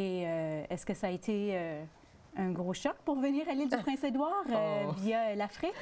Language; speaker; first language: French; native; French